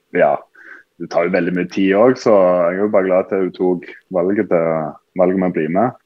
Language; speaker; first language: Norwegian; native; Norwegian